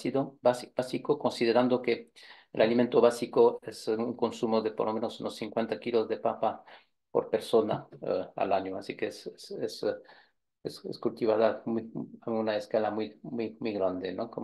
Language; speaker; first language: Spanish; non-native, fluent; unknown